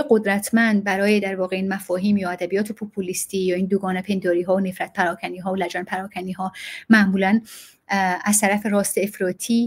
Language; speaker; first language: Persian; native; Persian